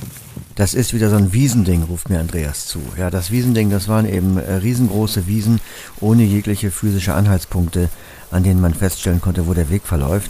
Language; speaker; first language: German; native; German